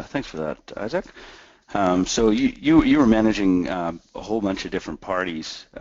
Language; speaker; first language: English; native; English